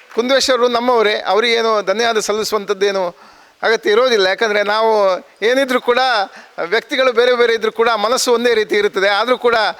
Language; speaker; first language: Kannada; native; Kannada